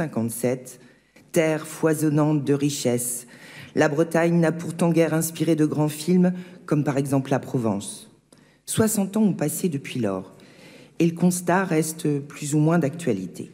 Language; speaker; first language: French; native; French